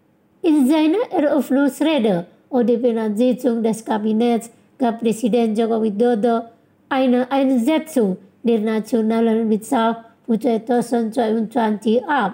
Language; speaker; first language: German; non-native, fluent; Indonesian